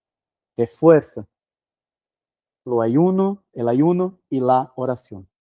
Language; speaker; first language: Spanish; non-native, fluent; Portuguese